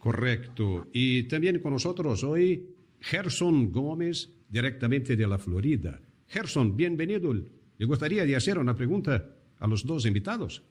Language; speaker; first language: Spanish; non-native, fluent; Portuguese